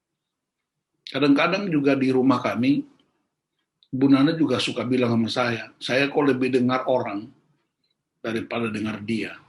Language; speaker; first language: Indonesian; native; Indonesian